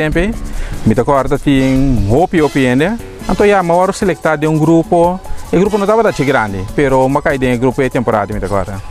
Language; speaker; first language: Dutch; non-native, local second language; Papiamento